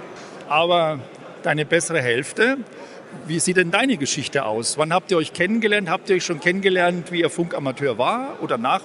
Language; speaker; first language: German; native; German